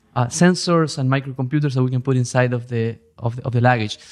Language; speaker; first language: English; non-native, fluent; Spanish